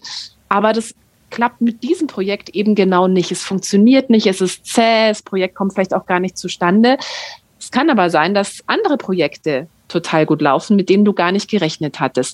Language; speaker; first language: German; native; German